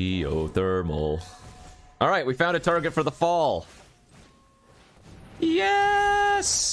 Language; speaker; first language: English; native; English